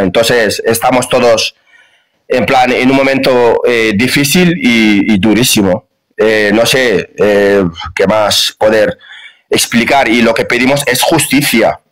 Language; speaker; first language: Spanish; non-native, fluent; Wolof